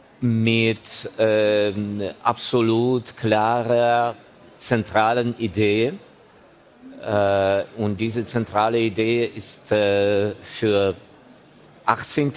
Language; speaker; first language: German; non-native, fluent; Ukrainian